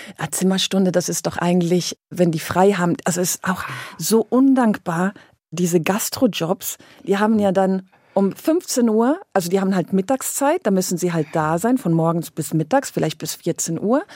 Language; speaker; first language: German; native; German